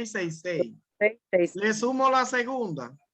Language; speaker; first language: Spanish; native; Spanish